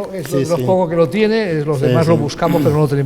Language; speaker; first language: Spanish; native; Spanish